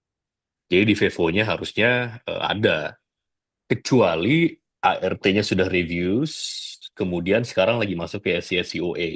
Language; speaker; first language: Indonesian; native; Indonesian